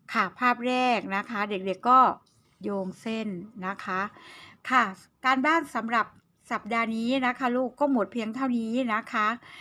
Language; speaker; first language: Thai; native; Thai